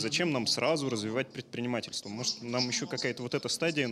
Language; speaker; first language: Russian; native; Russian